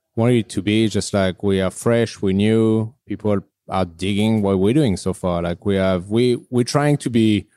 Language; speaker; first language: English; non-native, fluent; French